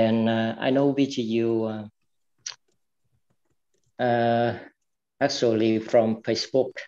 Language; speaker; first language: English; non-native, fluent; Vietnamese